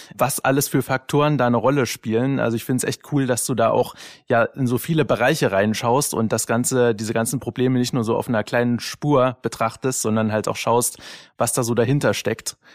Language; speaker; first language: German; native; German